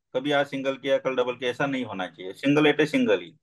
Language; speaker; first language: Hindi; non-native, local second language; Gujarati